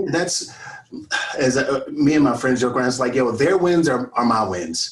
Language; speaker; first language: English; native; English